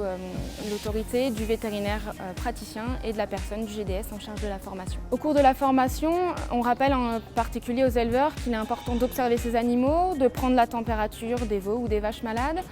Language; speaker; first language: French; native; French